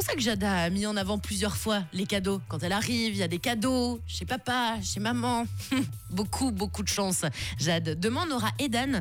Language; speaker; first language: French; native; French